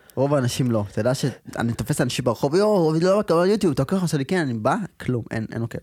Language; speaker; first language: Hebrew; native; Hebrew